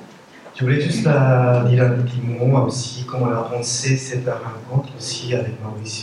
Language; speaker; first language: French; non-native, fluent; Spanish